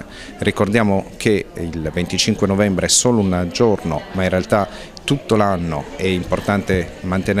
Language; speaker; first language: Italian; native; Italian